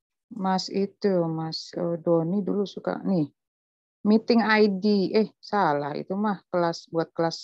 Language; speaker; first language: Indonesian; native; Indonesian